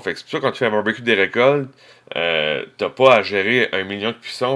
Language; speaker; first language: French; native; French